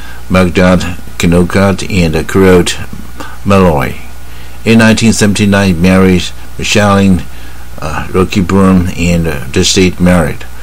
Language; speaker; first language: English; non-native, fluent; Chinese